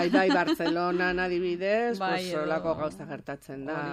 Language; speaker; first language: Basque; non-native, local second language; Spanish